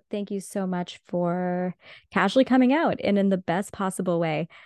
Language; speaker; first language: English; native; English